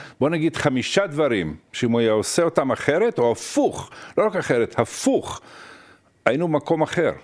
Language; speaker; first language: Hebrew; early bilingual, other home language; Arabic